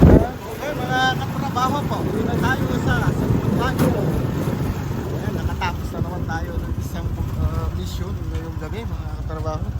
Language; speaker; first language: Filipino; non-native, local second language; Iloko